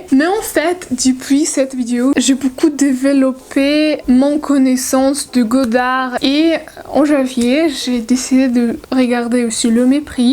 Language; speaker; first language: French; non-native, learner; Russian